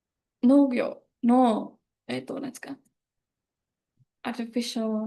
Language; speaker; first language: Japanese; non-native, fluent; Indonesian